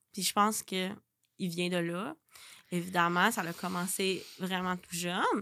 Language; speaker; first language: French; native; French